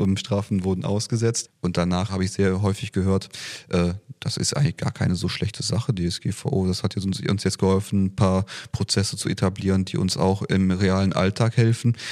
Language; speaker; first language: German; native; German